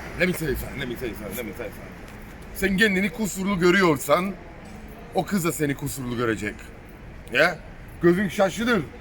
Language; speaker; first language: Turkish; early bilingual, heritage; Turkish